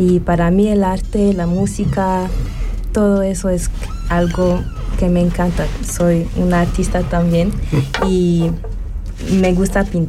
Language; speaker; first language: Spanish; early bilingual, heritage; Spanish